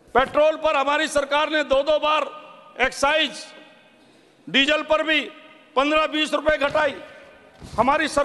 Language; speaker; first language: Hindi; native; Hindi